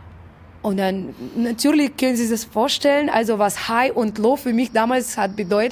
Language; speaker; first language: German; non-native, fluent; Russian